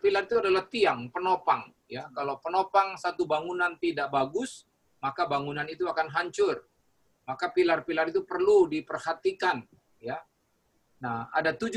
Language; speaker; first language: Indonesian; native; Indonesian